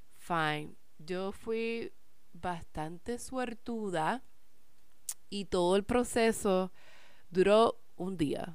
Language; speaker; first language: Spanish; early bilingual, heritage; Spanish